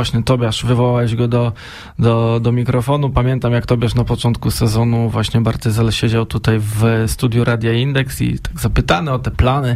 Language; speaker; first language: Polish; native; Polish